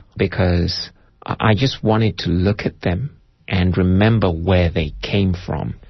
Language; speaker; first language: English; non-native, local second language; Ganda